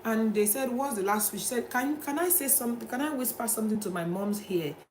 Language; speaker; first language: English; non-native, local second language; Yoruba